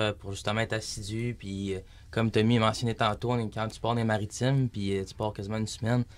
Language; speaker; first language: French; native; French